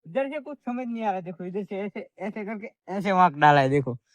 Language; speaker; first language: Hindi; non-native, local second language; Gujarati